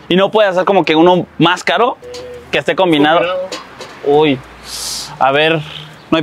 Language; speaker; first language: Spanish; native; Spanish